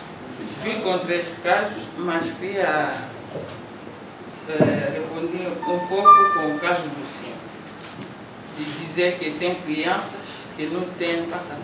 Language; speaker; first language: Portuguese; non-native, local second language; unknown